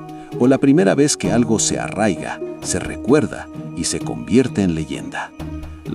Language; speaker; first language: Spanish; native; Spanish